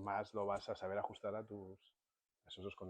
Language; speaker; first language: Spanish; native; Spanish